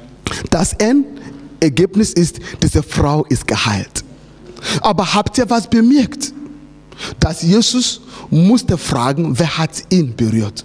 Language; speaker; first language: German; non-native, fluent; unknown